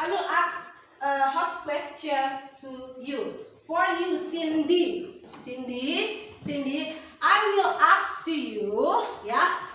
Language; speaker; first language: English; non-native, learner; Indonesian